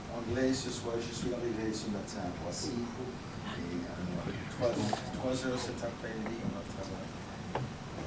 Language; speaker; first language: French; non-native, learner; English